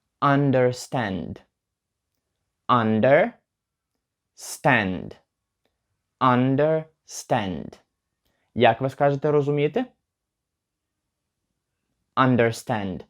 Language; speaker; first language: English; non-native, learner; Ukrainian